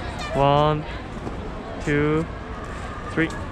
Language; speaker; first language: English; non-native, learner; Korean